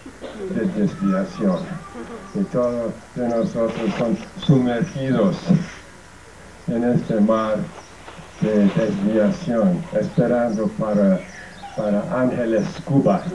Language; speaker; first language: Spanish; non-native, fluent; English